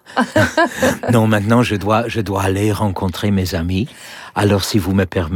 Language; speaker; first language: French; non-native, learner; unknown